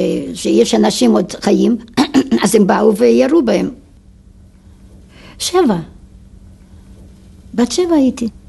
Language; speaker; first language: Hebrew; non-native, fluent; Yiddish